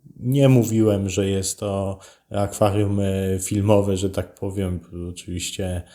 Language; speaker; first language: Polish; native; Polish